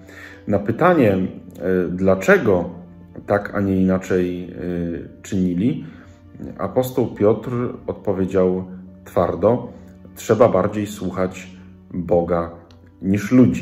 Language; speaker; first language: Polish; native; Polish